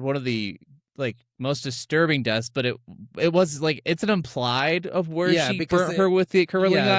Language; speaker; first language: English; native; English